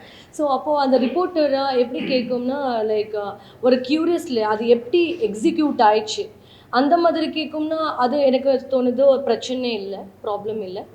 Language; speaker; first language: Tamil; non-native, learner; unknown